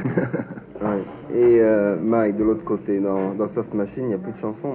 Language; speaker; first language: French; native; French